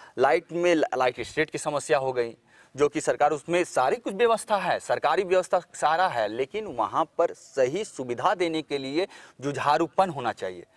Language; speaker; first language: Hindi; native; Hindi